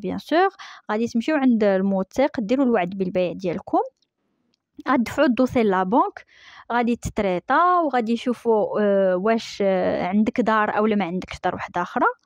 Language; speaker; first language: Arabic; native; Arabic